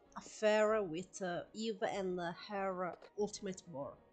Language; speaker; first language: English; non-native, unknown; Italian